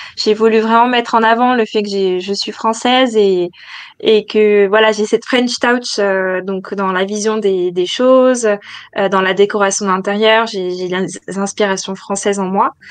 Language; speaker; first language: French; native; French